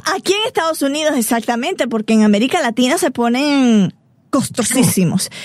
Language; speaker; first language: Spanish; native; Spanish